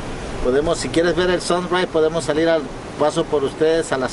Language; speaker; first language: Spanish; native; Spanish